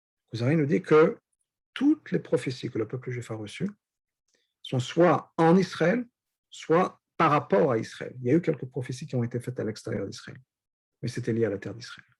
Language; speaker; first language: French; native; French